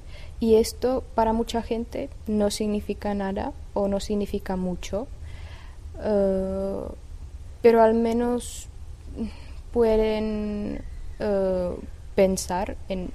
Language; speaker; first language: Spanish; non-native, fluent; Czech